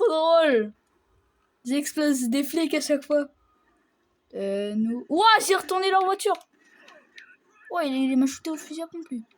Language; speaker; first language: French; native; French